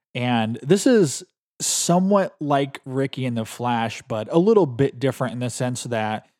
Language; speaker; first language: English; native; English